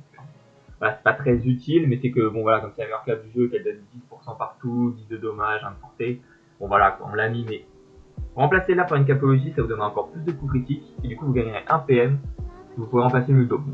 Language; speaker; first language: French; native; French